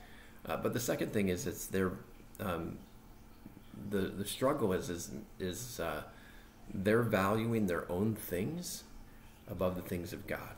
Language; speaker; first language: English; native; English